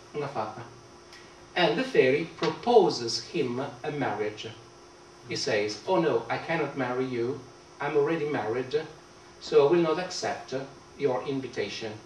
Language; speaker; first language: English; non-native, fluent; Italian